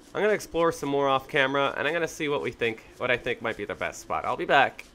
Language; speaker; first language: English; native; English